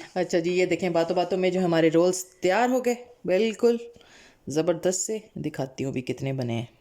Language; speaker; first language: Urdu; non-native, local second language; Punjabi